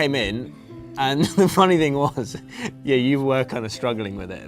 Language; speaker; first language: English; native; English